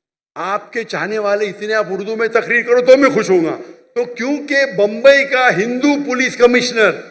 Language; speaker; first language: Hindi; non-native, local second language; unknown